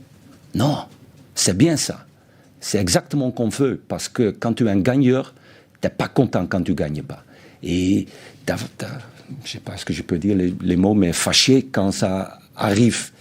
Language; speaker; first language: French; non-native, fluent; Dutch